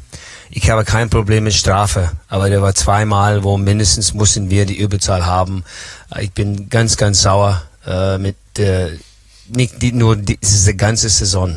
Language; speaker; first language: German; non-native, learner; English